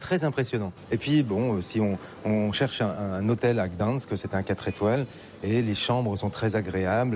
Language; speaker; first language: French; native; French